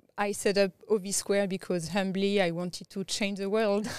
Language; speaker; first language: English; non-native, fluent; French